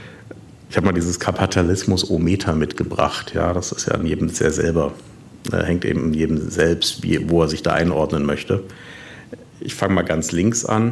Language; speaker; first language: German; native; German